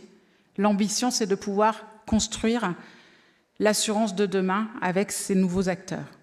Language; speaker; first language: French; native; French